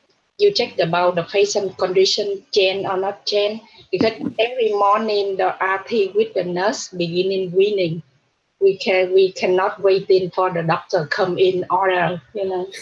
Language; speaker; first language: English; non-native, learner; Vietnamese